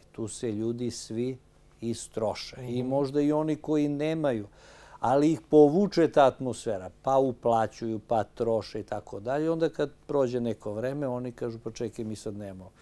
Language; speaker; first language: Bosnian; native; Bosnian